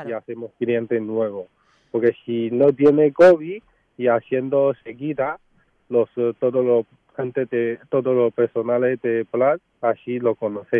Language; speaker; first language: Spanish; non-native, learner; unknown